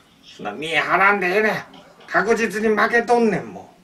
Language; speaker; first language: Japanese; native; Japanese